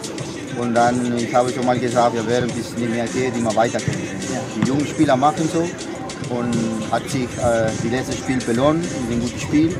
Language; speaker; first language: German; non-native, fluent; Spanish